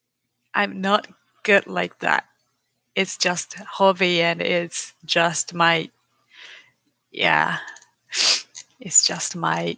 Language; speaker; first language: English; non-native, learner; Japanese